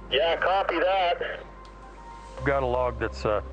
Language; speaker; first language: English; native; English